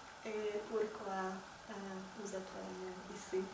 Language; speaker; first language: French; non-native, learner; Hungarian